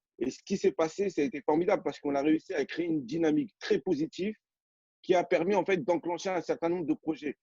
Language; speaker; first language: French; native; French